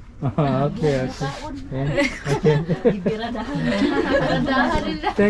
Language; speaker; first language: English; non-native, local second language; Cebuano